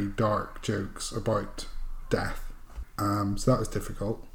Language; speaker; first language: English; native; English